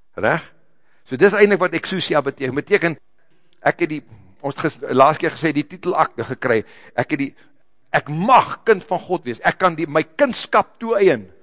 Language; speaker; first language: Afrikaans; native; Afrikaans